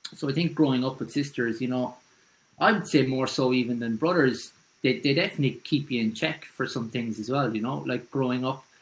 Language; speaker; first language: English; native; English